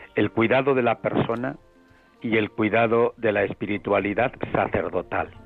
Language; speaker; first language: Spanish; native; Spanish